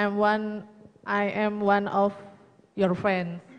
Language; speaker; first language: English; non-native, learner; Indonesian